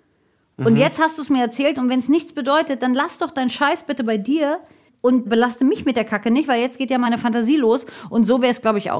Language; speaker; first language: German; native; German